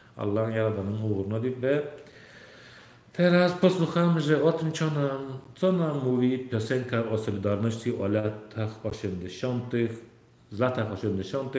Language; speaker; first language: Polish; non-native, fluent; Turkmen